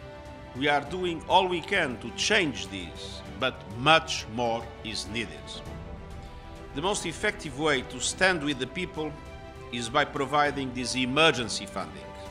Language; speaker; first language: English; non-native, fluent; Portuguese